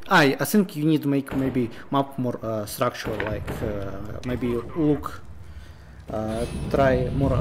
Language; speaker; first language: English; non-native, learner; Russian